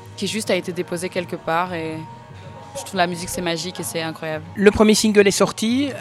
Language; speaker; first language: French; native; French